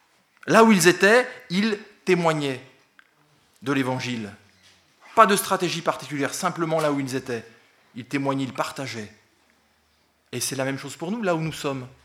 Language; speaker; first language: French; native; French